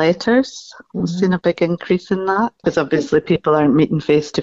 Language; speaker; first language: English; native; English